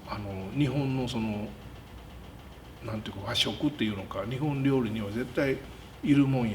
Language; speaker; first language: Japanese; native; Japanese